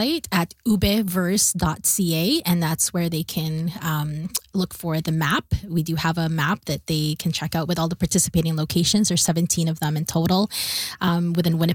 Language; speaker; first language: English; non-native, local second language; Bikol